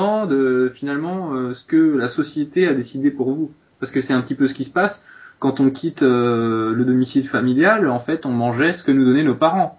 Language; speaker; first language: French; native; French